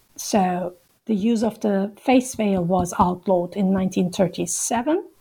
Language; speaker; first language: English; non-native, fluent; Turkish